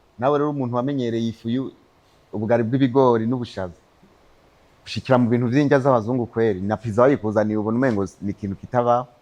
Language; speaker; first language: Rundi; native; Rundi